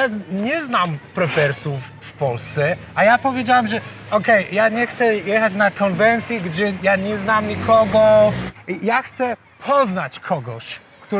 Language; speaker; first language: Polish; non-native, fluent; English